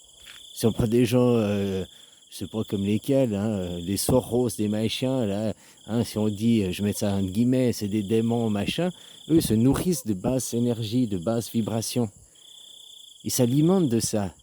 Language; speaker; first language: French; native; French